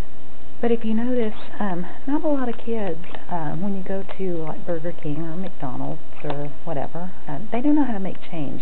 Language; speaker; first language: English; native; English